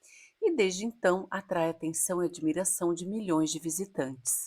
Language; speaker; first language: Portuguese; native; Portuguese